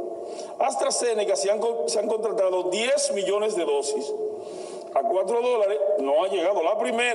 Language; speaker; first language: Spanish; native; Spanish